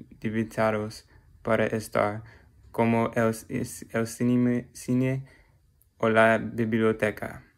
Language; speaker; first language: Spanish; non-native, learner; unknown